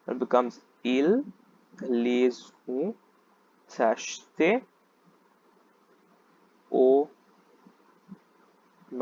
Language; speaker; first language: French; non-native, fluent; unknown